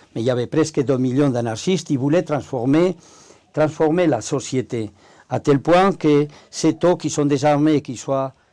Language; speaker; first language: French; non-native, fluent; Spanish